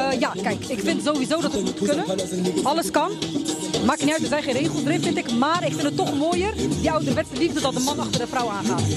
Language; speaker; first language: Dutch; early bilingual, other home language; Albanian